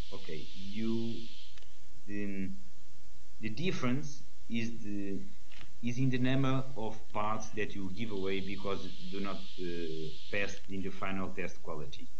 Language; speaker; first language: English; non-native, learner; Portuguese